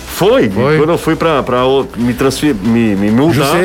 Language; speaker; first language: Portuguese; native; Portuguese